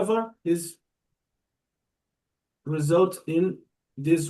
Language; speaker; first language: English; non-native, learner; Portuguese